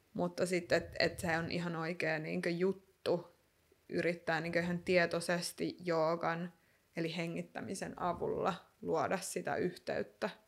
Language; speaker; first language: Finnish; native; Finnish